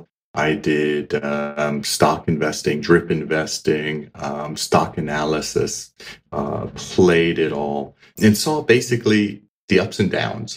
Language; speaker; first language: English; native; English